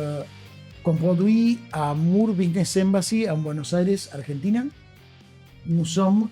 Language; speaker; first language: French; non-native, fluent; Spanish